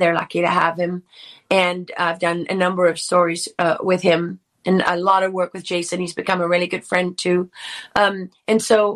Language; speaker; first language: English; native; English